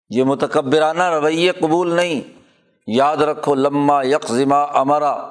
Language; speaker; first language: Urdu; non-native, local second language; Punjabi